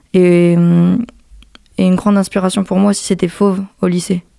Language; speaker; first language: French; native; French